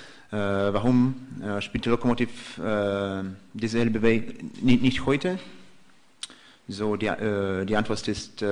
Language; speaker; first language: German; non-native, fluent; Russian